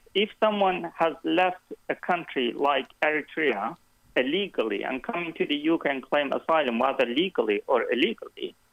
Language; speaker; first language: English; non-native, fluent; Kurdish